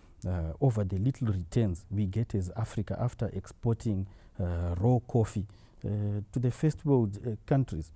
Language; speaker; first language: English; non-native, local second language; Shona